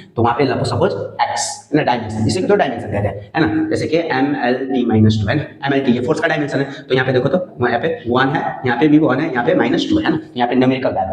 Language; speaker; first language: Hindi; non-native, local second language; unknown